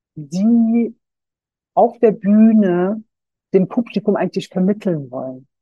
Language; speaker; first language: German; native; German